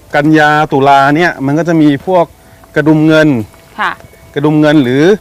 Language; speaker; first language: Thai; native; Thai